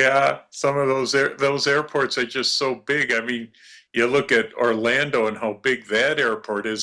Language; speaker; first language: English; native; English